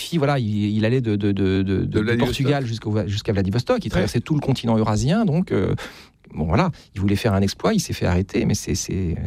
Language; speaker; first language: French; native; French